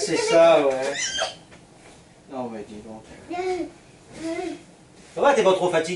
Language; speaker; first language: French; native; French